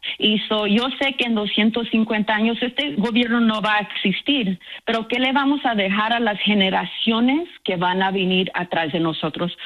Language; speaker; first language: Spanish; early bilingual, heritage; Spanish